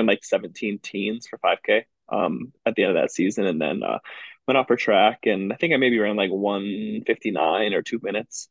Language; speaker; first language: English; native; English